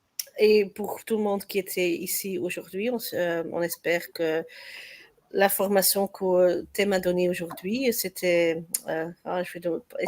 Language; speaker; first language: French; non-native, learner; Dutch